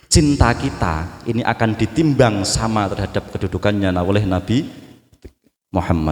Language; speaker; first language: Indonesian; non-native, local second language; Javanese